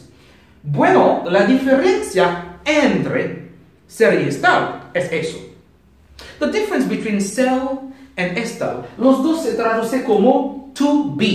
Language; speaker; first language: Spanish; non-native, learner; Haitian Creole